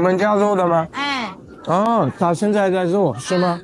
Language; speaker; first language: Chinese; non-native, learner; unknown